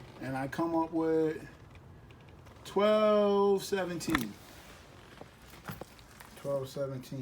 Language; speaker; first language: English; native; English